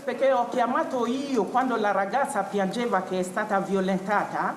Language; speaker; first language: Italian; non-native, fluent; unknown